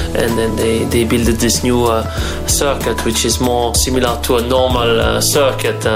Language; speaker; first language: English; non-native, fluent; German